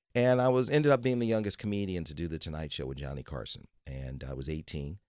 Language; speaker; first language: English; native; English